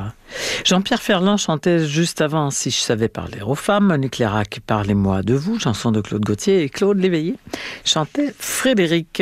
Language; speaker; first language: French; native; French